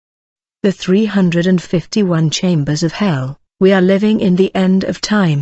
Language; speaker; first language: English; non-native, fluent; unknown